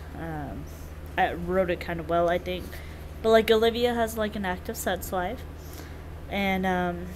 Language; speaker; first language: English; native; English